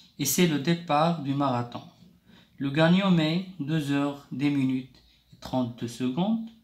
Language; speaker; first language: French; non-native, local second language; Arabic